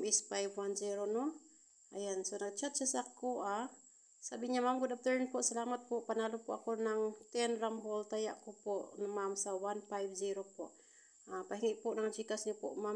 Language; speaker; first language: Filipino; non-native, local second language; Cebuano